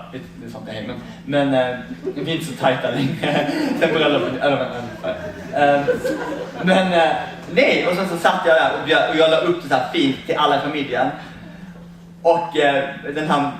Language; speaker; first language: Swedish; native; Swedish